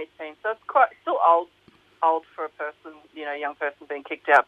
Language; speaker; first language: English; native; English